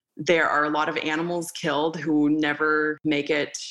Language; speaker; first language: English; early bilingual, other home language; Romanian